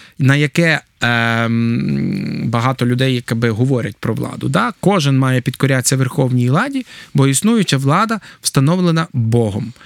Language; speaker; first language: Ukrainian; native; Ukrainian